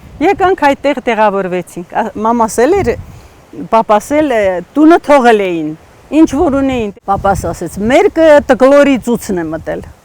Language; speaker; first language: Armenian; native; Armenian